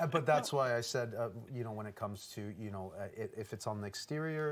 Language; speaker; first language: English; native; English